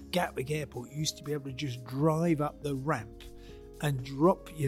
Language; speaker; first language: English; native; English